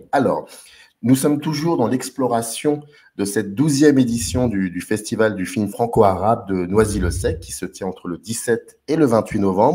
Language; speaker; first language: French; native; French